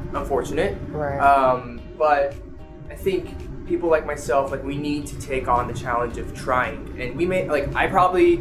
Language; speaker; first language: English; native; English